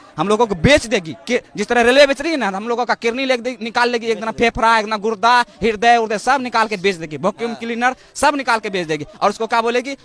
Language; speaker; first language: Hindi; native; Hindi